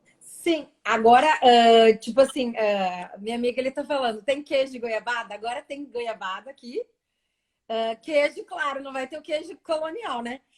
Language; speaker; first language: Portuguese; native; Portuguese